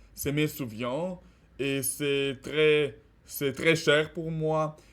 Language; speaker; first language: French; non-native, learner; Russian